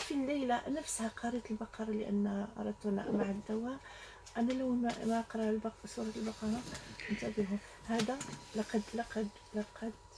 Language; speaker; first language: Arabic; native; Arabic